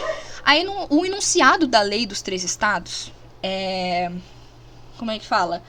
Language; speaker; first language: Portuguese; native; Portuguese